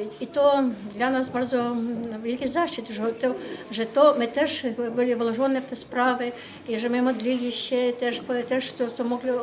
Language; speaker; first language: Polish; non-native, local second language; Ukrainian